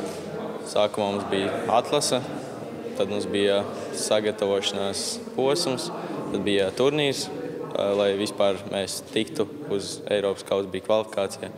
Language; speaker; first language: Latvian; native; Latvian